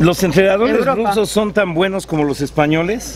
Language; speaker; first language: Spanish; native; Spanish